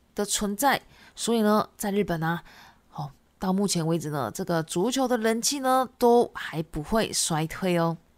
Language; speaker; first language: Chinese; non-native, fluent; Japanese